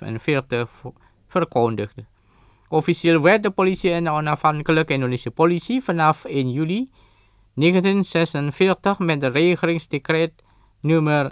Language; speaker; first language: Dutch; non-native, fluent; Indonesian